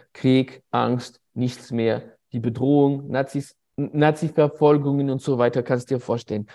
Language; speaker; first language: German; non-native, fluent; French